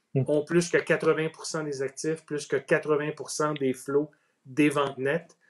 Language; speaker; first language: French; native; French